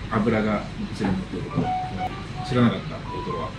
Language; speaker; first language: Japanese; native; Japanese